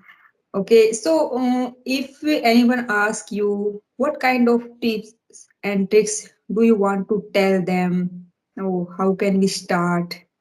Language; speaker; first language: English; non-native, learner; Hindi